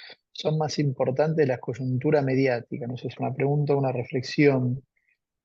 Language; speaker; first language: Spanish; native; Spanish